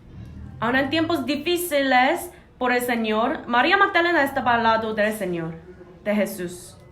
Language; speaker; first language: Spanish; non-native, fluent; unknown